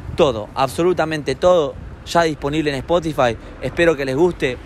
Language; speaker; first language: Spanish; native; Spanish